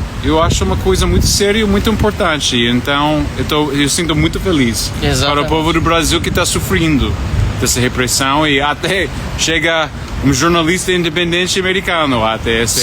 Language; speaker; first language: Portuguese; non-native, fluent; English